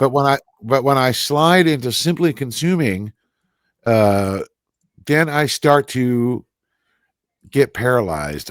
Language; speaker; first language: English; native; English